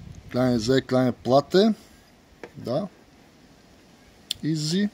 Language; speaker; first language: German; non-native, learner; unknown